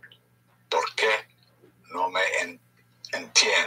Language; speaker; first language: Spanish; non-native, learner; English